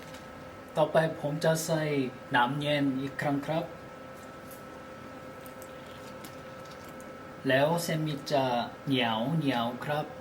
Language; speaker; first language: Thai; non-native, learner; Korean